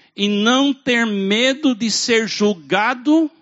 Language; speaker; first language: Portuguese; non-native, fluent; English